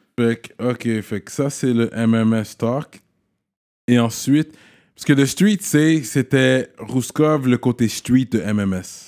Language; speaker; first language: French; native; French